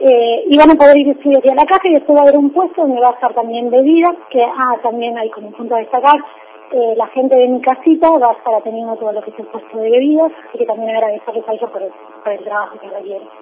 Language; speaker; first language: Spanish; native; Spanish